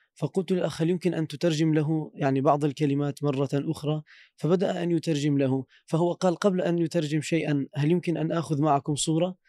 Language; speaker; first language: Arabic; non-native, fluent; Turkish